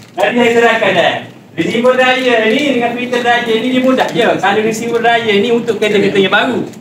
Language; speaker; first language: Malay; native; Malay